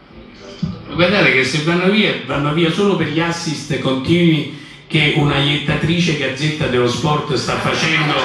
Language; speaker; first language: Italian; native; Italian